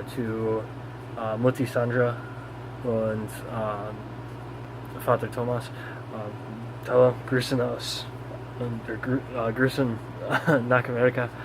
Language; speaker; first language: German; non-native, learner; English